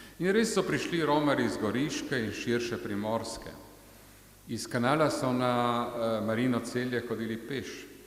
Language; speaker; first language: Slovenian; native; Slovenian